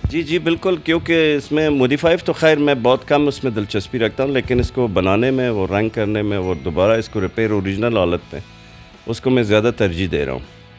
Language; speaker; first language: Urdu; non-native, local second language; Punjabi